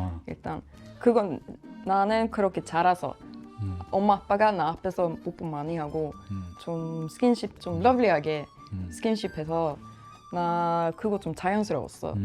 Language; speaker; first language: Korean; non-native, fluent; Swedish